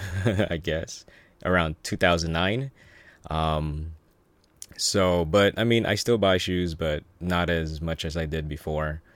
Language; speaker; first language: English; early bilingual, other home language; Filipino